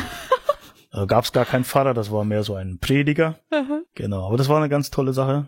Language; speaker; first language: German; native; German